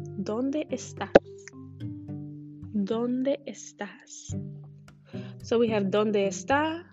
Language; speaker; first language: Spanish; non-native, fluent; English